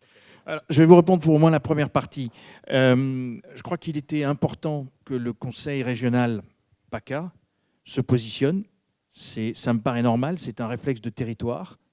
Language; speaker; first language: French; native; French